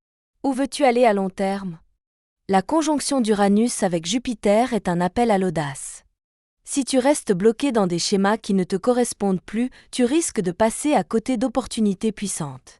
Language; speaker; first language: French; native; French